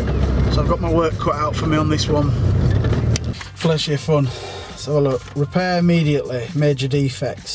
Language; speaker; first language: English; native; English